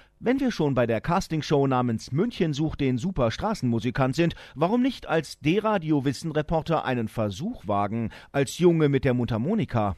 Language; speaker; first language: German; native; German